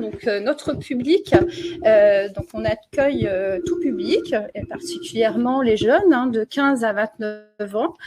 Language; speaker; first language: French; native; French